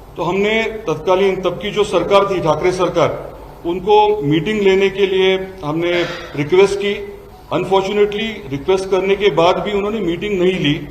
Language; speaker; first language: Hindi; non-native, local second language; Marathi